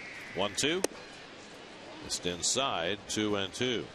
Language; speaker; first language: English; native; English